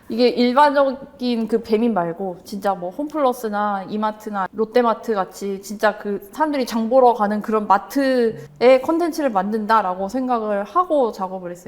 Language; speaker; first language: Korean; native; Korean